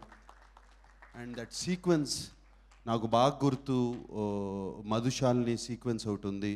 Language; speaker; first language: Telugu; native; Telugu